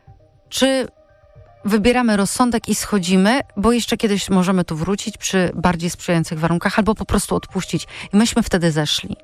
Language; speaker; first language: Polish; native; Polish